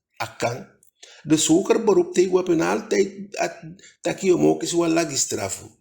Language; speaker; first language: Dutch; non-native, local second language; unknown